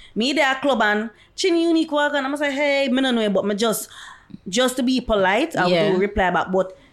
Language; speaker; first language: English; non-native, local second language; Jamaican Creole English